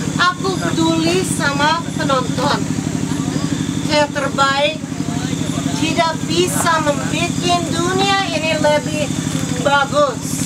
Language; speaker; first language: Indonesian; non-native, fluent; English